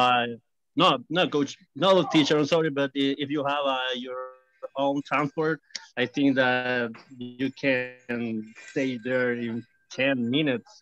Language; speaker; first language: English; non-native, learner; Spanish